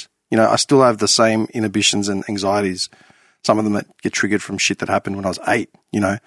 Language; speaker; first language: English; native; English